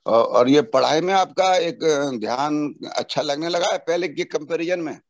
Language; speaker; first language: Hindi; native; Hindi